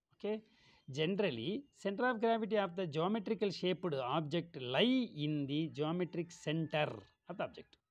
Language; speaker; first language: English; non-native, local second language; Tamil